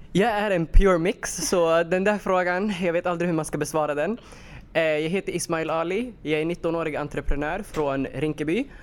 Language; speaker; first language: Swedish; early bilingual, other home language; Somali